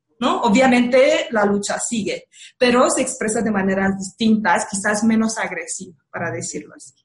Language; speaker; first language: Spanish; non-native, fluent; Romanian